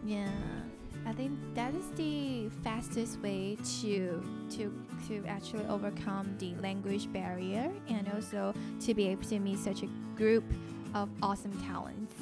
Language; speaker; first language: English; non-native, fluent; Chinese